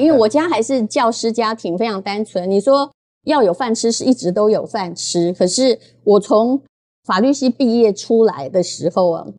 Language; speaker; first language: Chinese; native; Chinese